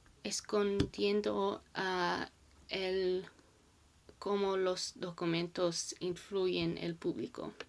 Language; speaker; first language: Spanish; non-native, learner; English